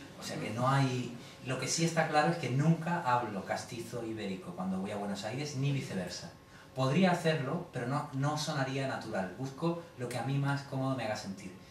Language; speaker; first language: Spanish; native; Spanish